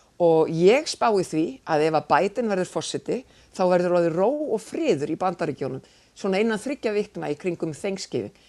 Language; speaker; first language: Icelandic; native; Icelandic